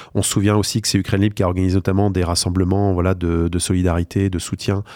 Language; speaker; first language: French; native; French